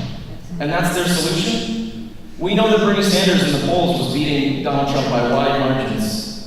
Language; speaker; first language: English; native; English